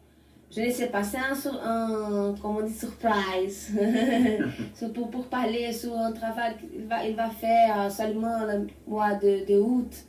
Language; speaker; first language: French; non-native, learner; Portuguese